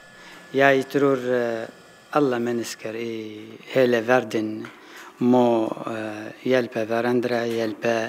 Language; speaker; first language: Norwegian; non-native, fluent; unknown